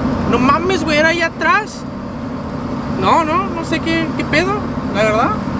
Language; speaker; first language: Spanish; early bilingual, heritage; Spanish